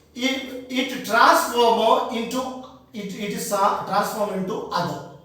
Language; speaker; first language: English; non-native, local second language; Telugu